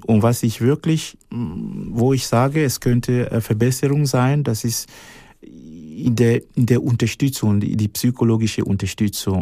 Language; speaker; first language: German; non-native, fluent; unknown